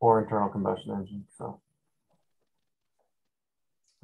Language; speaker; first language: English; native; English